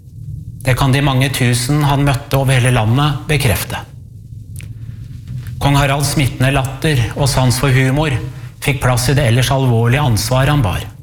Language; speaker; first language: Norwegian; native; Norwegian